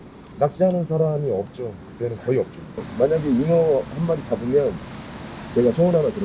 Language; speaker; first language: Korean; native; Korean